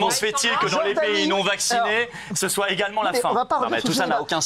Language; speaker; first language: French; native; French